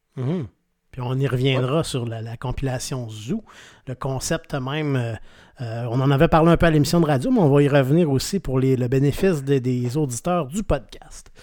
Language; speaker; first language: French; native; French